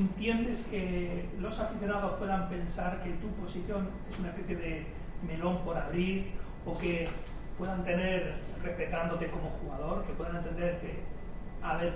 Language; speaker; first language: Spanish; native; Spanish